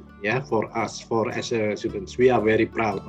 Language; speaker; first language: English; non-native, learner; Indonesian